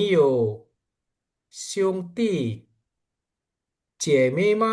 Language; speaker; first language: Chinese; non-native, learner; Indonesian